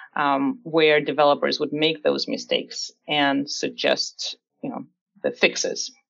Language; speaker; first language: English; non-native, fluent; Russian